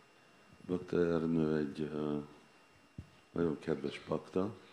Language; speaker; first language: Hungarian; non-native, learner; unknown